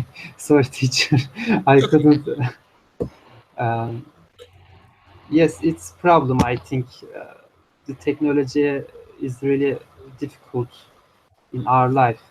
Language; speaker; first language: English; non-native, learner; Turkish